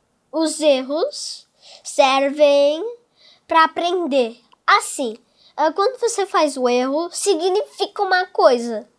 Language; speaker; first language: Portuguese; non-native, local second language; English